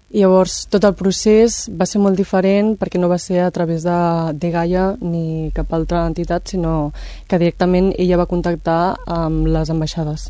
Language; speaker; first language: Catalan; native; Catalan